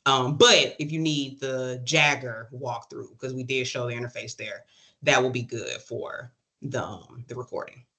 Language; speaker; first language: English; native; English